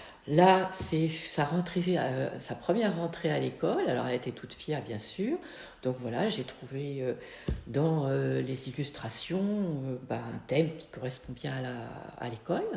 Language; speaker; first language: French; native; French